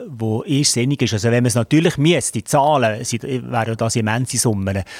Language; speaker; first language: German; native; German